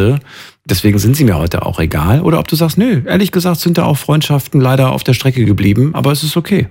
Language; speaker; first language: German; native; German